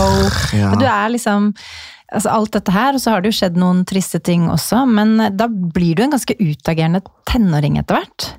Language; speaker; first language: Norwegian; native; Norwegian